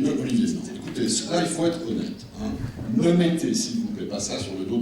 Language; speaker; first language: French; native; French